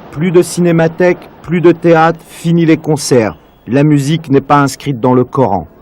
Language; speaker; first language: French; native; French